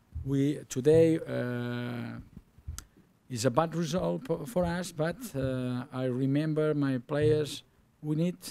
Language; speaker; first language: English; non-native, learner; Catalan